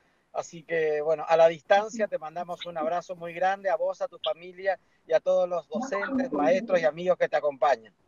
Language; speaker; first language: Spanish; native; Spanish